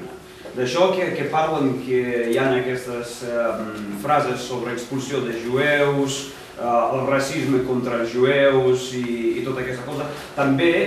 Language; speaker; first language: Catalan; non-native, fluent; Ukrainian